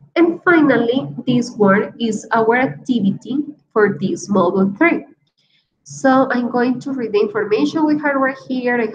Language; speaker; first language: English; non-native, fluent; Spanish